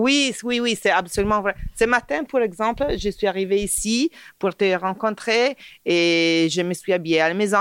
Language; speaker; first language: French; non-native, fluent; Italian